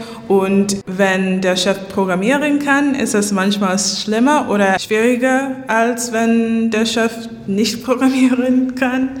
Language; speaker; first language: German; non-native, learner; English